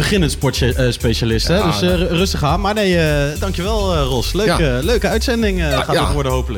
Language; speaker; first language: Dutch; native; Dutch